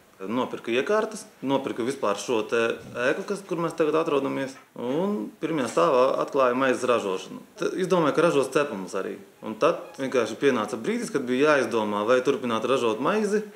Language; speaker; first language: Latvian; native; Latvian